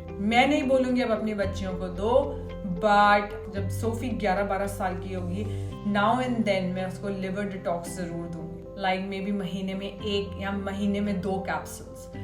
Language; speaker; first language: Hindi; native; Hindi